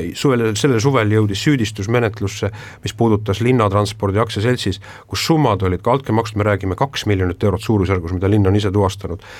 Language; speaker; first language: Estonian; native; Estonian